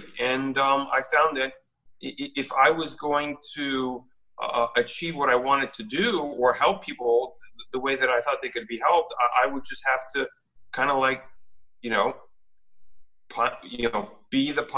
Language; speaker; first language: English; native; English